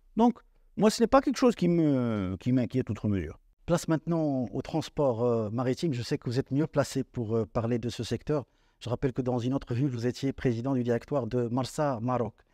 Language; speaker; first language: French; non-native, local second language; Arabic